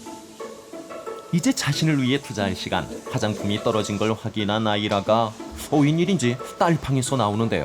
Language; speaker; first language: Korean; native; Korean